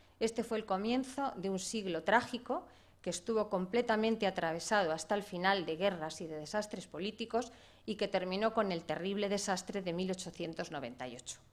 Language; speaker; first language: Spanish; native; Spanish